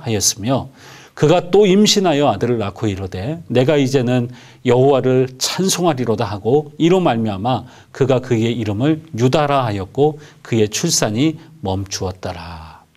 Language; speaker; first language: Korean; native; Korean